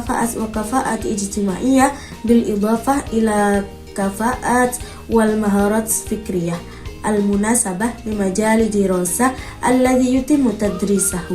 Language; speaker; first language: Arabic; non-native, learner; Indonesian